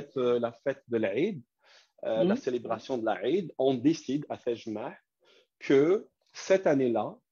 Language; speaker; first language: French; non-native, local second language; Kabyle